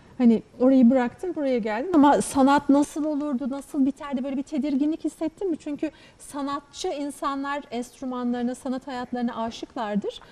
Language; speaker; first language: Turkish; native; Turkish